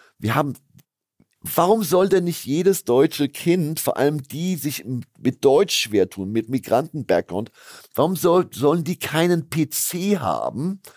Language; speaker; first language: German; native; German